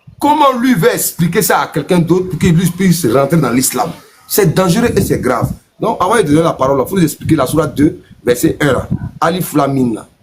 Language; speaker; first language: French; non-native, local second language; Mossi